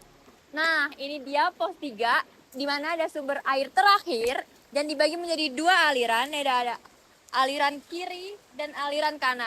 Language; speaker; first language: Indonesian; native; Indonesian